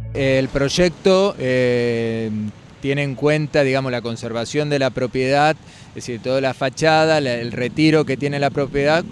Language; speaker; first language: Spanish; native; Spanish